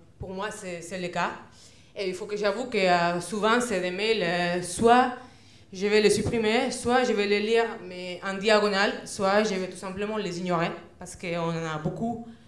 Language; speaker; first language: French; non-native, fluent; Spanish